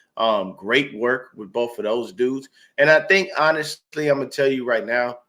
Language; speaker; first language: English; native; English